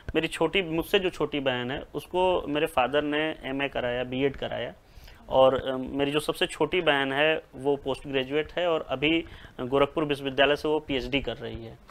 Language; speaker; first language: Hindi; native; Hindi